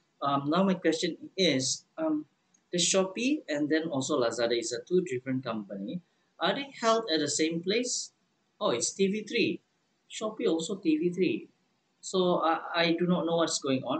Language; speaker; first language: English; non-native, local second language; Malay